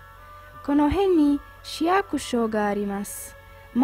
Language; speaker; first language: Japanese; non-native, learner; Romanian